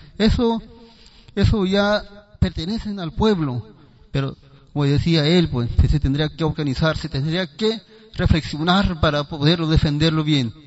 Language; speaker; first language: Spanish; non-native, local second language; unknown